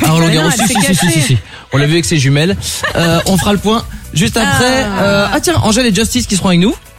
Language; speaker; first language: French; native; French